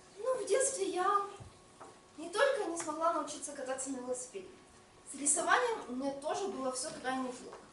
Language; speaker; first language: Russian; native; Russian